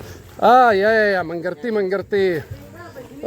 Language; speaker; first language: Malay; non-native, learner; German